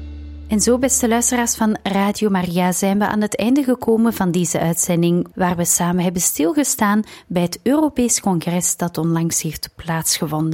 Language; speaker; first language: Dutch; native; Dutch